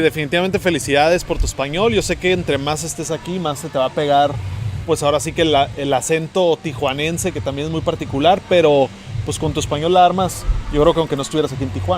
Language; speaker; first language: Spanish; native; Spanish